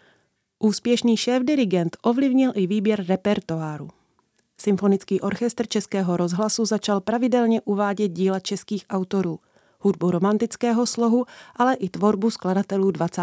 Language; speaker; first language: Czech; native; Czech